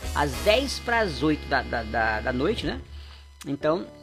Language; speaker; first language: Portuguese; native; Portuguese